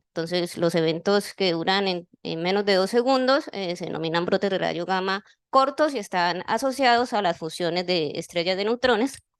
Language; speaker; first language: Spanish; native; Spanish